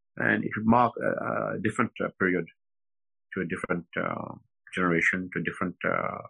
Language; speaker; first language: English; non-native, fluent; French